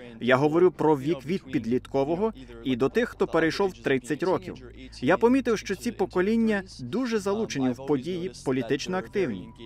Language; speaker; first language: Ukrainian; non-native, fluent; English